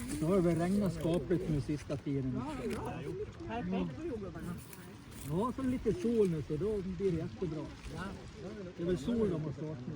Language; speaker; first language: Swedish; non-native, fluent; Thai